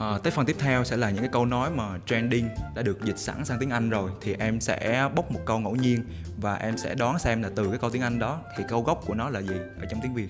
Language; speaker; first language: Vietnamese; native; Vietnamese